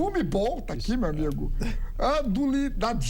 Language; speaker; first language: Portuguese; native; Portuguese